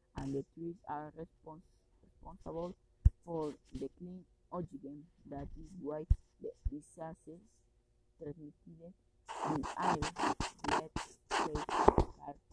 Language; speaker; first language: English; non-native, learner; Spanish